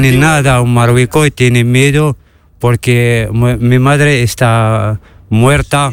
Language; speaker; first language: Spanish; non-native, learner; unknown